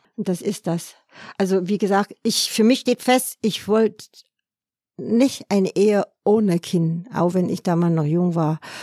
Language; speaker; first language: German; non-native, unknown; Vietnamese